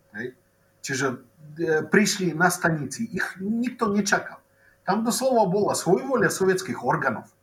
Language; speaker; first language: Slovak; non-native, local second language; Rusyn